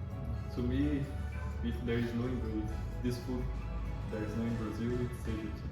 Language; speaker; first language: English; non-native, learner; Portuguese